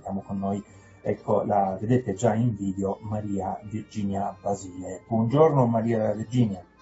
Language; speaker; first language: Italian; native; Italian